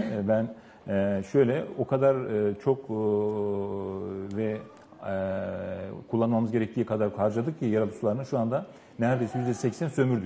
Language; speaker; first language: Turkish; native; Turkish